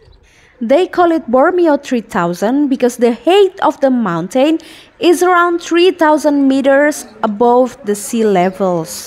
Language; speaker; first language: English; non-native, fluent; Indonesian